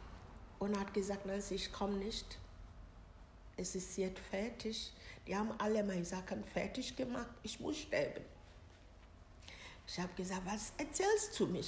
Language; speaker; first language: German; non-native, learner; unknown